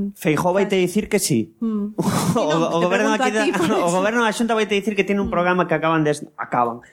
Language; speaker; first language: Galician; non-native, local second language; Spanish